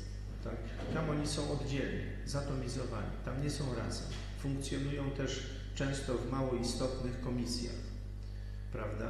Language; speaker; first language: Polish; native; Polish